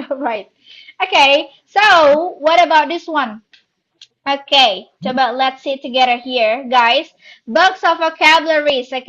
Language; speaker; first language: English; non-native, learner; Indonesian